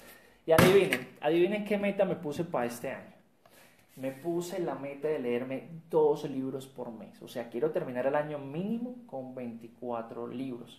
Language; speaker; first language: Spanish; native; Spanish